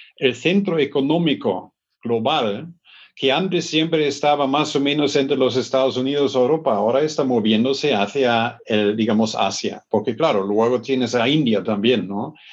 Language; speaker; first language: Spanish; non-native, fluent; German